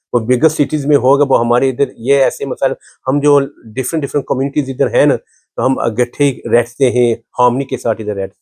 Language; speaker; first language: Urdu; early bilingual, heritage; Urdu